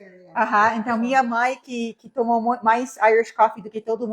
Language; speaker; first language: Portuguese; non-native, fluent; English